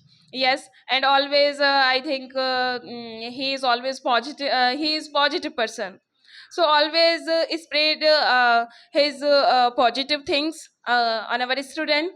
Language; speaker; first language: English; non-native, local second language; Hindi